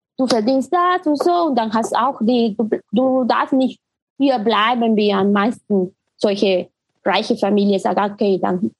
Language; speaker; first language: German; non-native, learner; Spanish